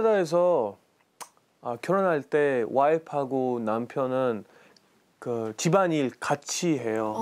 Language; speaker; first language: Korean; non-native, learner; English